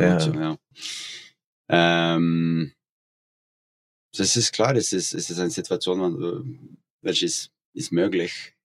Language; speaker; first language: German; non-native, learner; Norwegian